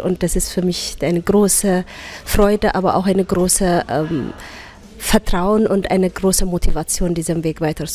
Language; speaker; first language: German; non-native, fluent; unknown